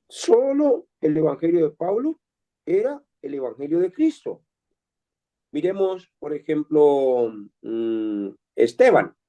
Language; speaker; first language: Spanish; native; Spanish